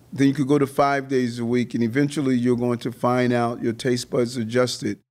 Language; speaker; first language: English; native; English